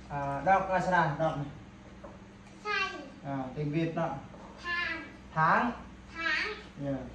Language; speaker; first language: Vietnamese; non-native, local second language; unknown